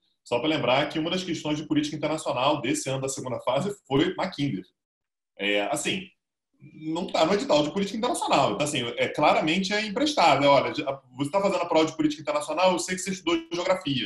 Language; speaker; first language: Portuguese; native; Portuguese